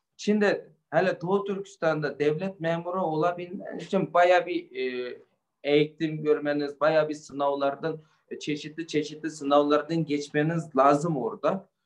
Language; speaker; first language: Turkish; non-native, fluent; Uyghur